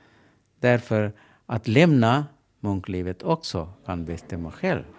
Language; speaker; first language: Swedish; non-native, learner; Sinhala